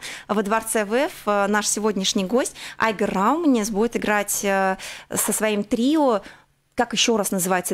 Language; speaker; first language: Russian; native; Russian